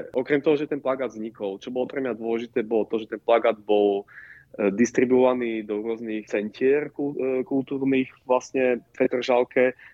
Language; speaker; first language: Slovak; native; Slovak